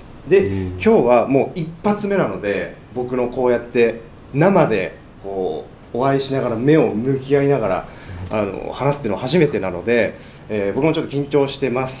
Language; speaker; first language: Japanese; native; Japanese